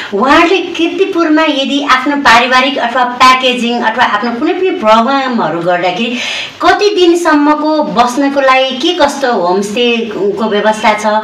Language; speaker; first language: Nepali; non-native, local second language; Newari